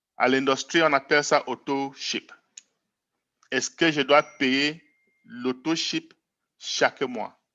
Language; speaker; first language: French; non-native, local second language; English